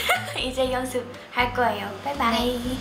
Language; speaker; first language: Korean; non-native, learner; Thai